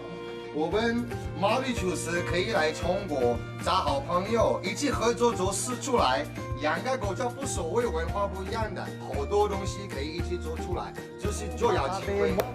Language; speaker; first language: Chinese; non-native, fluent; Morisyen